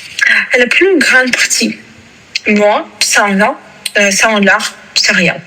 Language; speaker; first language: French; non-native, fluent; Russian